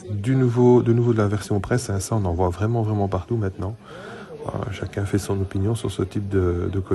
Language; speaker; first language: French; native; French